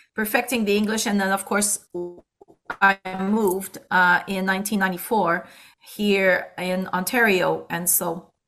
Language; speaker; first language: English; native; English